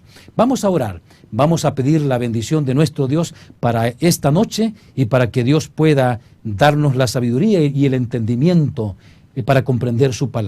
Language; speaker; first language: Spanish; native; Spanish